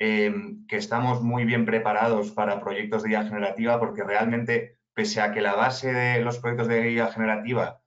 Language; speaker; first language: Spanish; native; Spanish